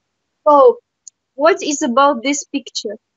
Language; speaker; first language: English; non-native, learner; Russian